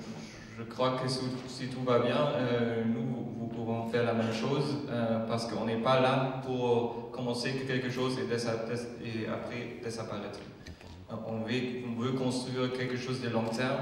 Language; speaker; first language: French; non-native, fluent; German